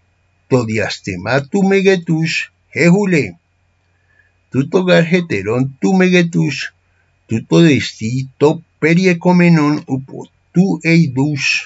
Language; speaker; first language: Greek; non-native, fluent; Spanish